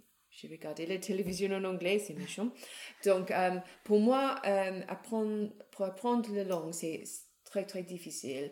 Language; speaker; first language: French; non-native, learner; English